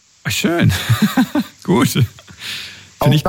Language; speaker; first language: German; native; German